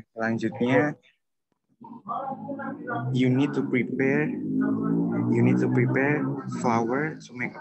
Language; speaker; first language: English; non-native, learner; Indonesian